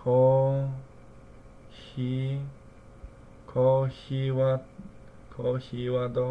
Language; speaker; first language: Japanese; non-native, learner; English